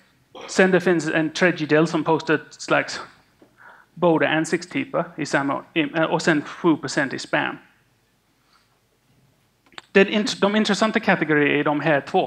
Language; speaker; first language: Swedish; non-native, fluent; English